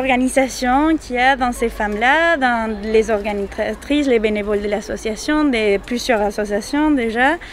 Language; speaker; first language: French; non-native, fluent; Spanish